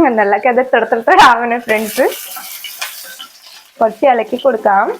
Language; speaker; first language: Malayalam; non-native, fluent; Hindi